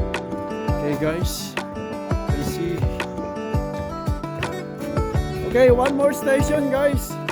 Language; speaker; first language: English; non-native, learner; Thai